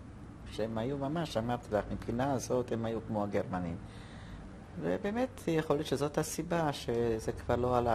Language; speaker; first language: Hebrew; non-native, fluent; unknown